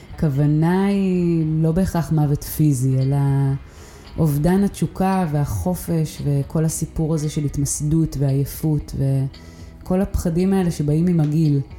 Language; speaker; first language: Hebrew; early bilingual, other home language; English